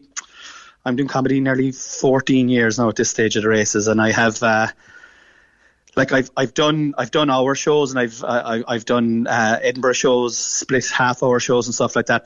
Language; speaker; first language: English; native; English